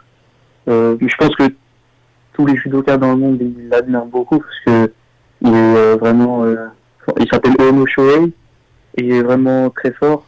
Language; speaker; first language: French; early bilingual, other home language; Armenian